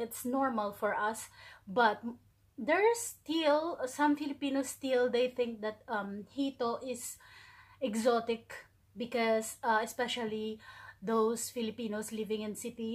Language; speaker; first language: English; non-native, local second language; Filipino